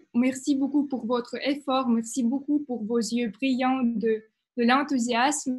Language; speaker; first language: French; non-native, fluent; Russian